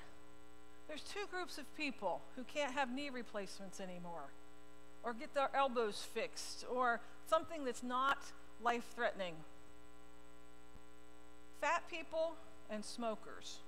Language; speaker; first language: English; native; English